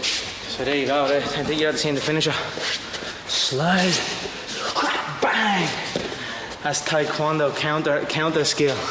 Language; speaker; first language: English; native; English